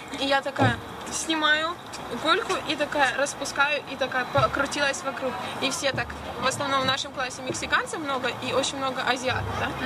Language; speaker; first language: Russian; native; Russian